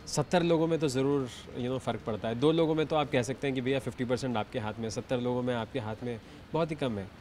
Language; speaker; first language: Hindi; native; Hindi